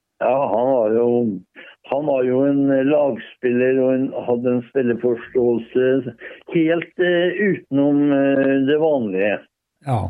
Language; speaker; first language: Norwegian; native; Norwegian